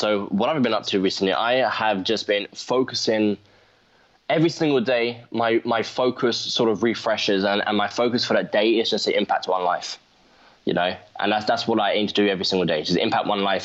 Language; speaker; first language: English; native; English